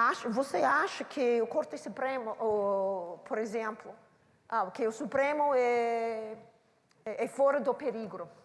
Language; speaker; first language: Portuguese; non-native, learner; English